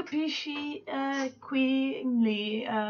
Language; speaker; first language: Italian; non-native, learner; English